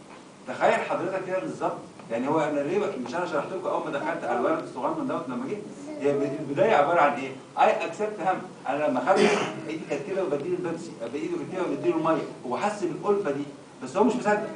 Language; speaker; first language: Arabic; native; Arabic